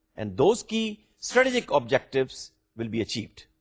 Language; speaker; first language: English; non-native, local second language; Urdu